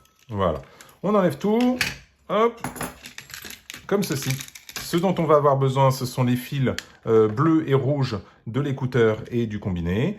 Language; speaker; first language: French; native; French